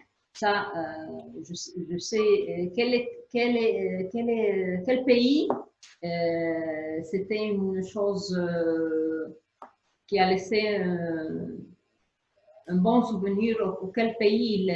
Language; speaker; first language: French; non-native, fluent; Arabic